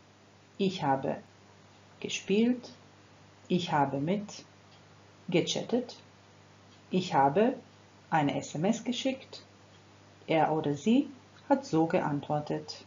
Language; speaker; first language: German; non-native, fluent; Croatian